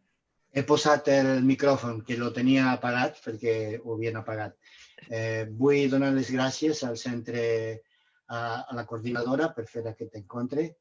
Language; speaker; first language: Catalan; non-native, local second language; Spanish